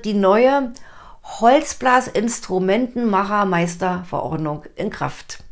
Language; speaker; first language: German; native; German